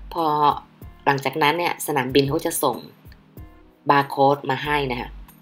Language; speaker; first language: Thai; native; Thai